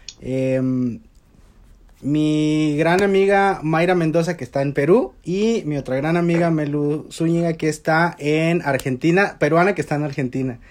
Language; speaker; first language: Spanish; native; Spanish